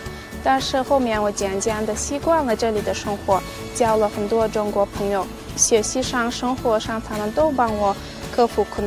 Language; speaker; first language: Chinese; non-native, fluent; Turkmen